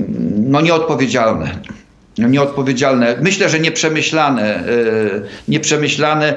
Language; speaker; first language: Polish; native; Polish